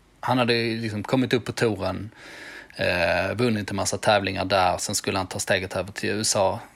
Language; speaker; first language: Swedish; native; Swedish